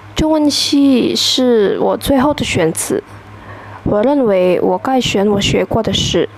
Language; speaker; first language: Chinese; non-native, fluent; Indonesian